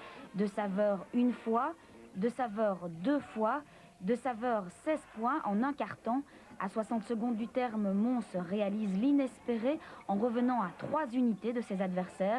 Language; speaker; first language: French; native; French